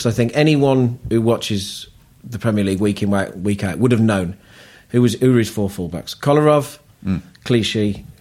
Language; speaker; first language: English; native; English